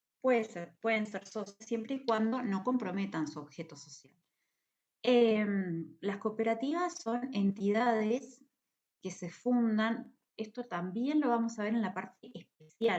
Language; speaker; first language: Spanish; native; Spanish